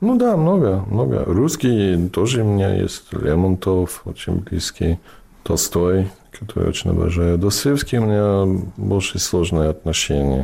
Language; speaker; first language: Russian; non-native, fluent; English